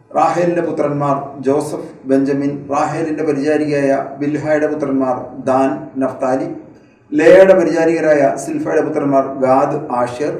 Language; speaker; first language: Malayalam; native; Malayalam